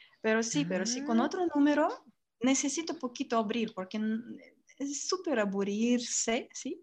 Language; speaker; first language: Spanish; non-native, learner; Russian